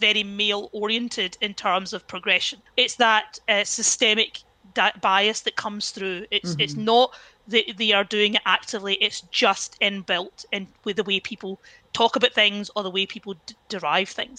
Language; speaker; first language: English; native; English